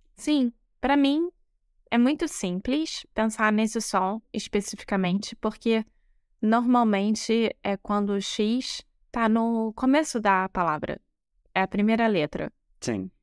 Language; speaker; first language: Portuguese; native; Portuguese